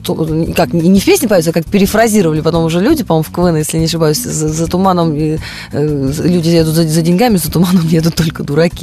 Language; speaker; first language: Russian; native; Russian